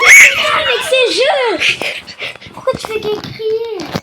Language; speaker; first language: French; native; French